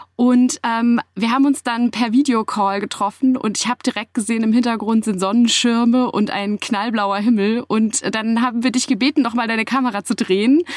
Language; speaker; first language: German; native; German